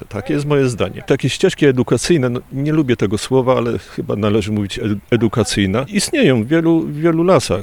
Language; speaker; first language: Polish; native; Polish